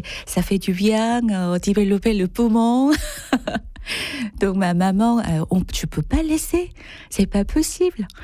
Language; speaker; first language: French; non-native, fluent; Korean